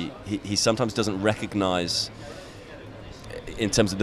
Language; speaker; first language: English; native; English